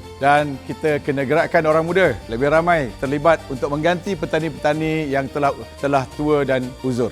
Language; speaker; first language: Malay; native; Malay